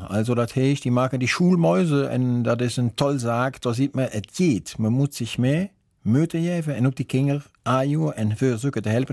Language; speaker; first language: German; native; German